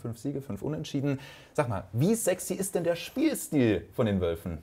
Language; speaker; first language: German; native; German